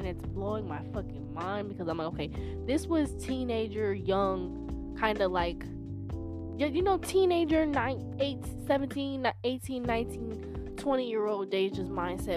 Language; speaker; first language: English; native; English